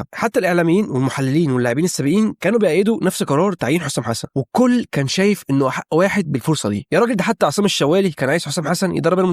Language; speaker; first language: Arabic; native; Arabic